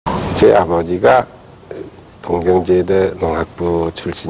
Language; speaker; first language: Korean; native; Korean